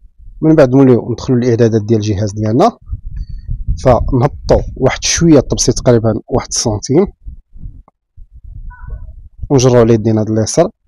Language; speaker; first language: Arabic; native; Arabic